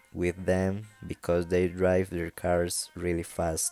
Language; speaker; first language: English; non-native, fluent; Spanish